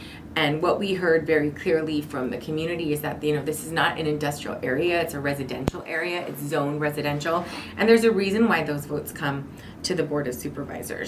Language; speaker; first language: English; native; English